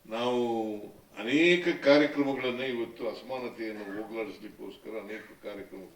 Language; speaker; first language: Kannada; native; Kannada